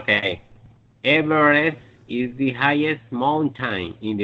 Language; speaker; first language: English; non-native, learner; Spanish